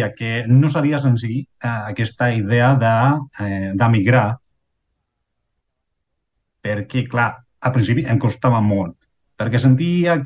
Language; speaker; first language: Catalan; non-native, fluent; Spanish